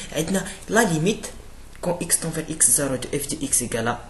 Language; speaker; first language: French; non-native, local second language; Arabic